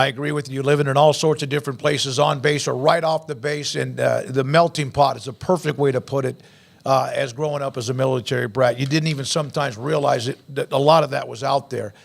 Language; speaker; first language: English; native; English